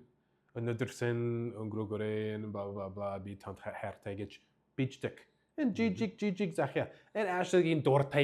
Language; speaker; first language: Mongolian; early bilingual, heritage; English